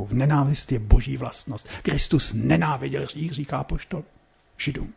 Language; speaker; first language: Czech; native; Czech